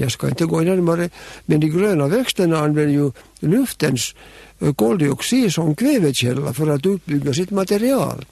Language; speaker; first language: Swedish; native; Swedish